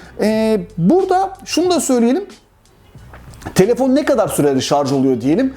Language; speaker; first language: Turkish; native; Turkish